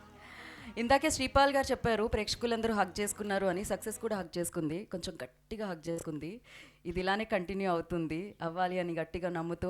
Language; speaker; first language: Telugu; native; Telugu